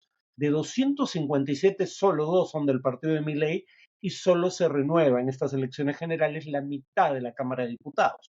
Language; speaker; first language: Spanish; native; Spanish